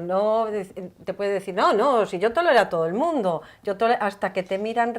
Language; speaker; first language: Spanish; native; Spanish